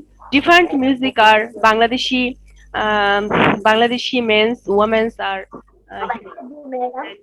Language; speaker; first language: English; non-native, local second language; Bangla